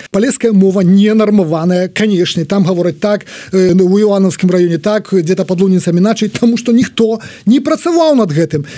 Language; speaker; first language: Belarusian; native; Belarusian